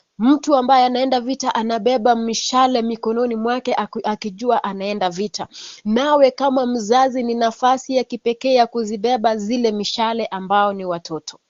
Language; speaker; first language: Swahili; non-native, local second language; Kalenjin